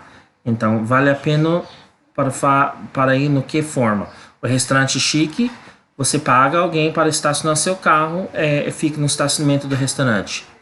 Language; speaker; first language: Portuguese; non-native, learner; English